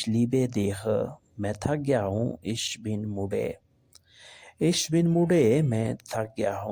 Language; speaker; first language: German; non-native, learner; Urdu